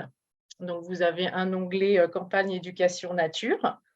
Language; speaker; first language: French; native; French